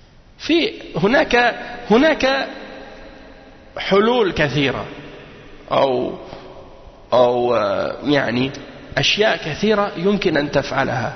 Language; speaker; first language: Arabic; non-native, fluent; French